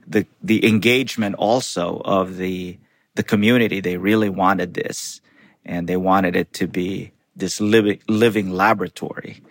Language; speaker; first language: English; non-native, local second language; Filipino